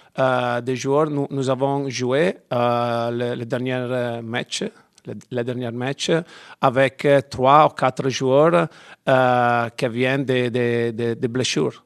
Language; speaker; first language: French; non-native, learner; Italian